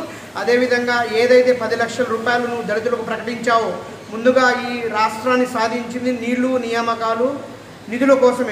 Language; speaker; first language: Telugu; native; Telugu